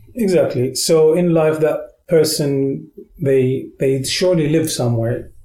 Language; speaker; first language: English; non-native, fluent; Arabic